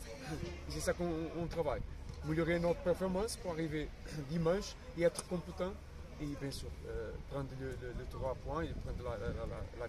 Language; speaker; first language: French; non-native, fluent; Portuguese